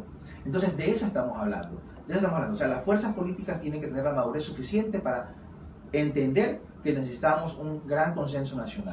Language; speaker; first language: Spanish; native; Spanish